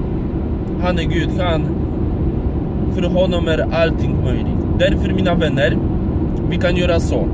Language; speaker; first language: Swedish; non-native, fluent; Polish